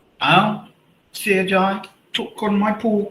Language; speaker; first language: Thai; non-native, learner; English